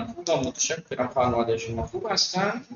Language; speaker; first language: Persian; non-native, fluent; Urdu